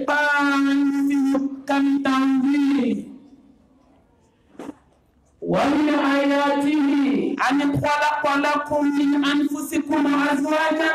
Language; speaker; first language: Arabic; non-native, fluent; Dyula